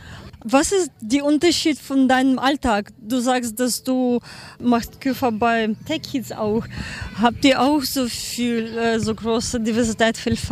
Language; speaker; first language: German; non-native, learner; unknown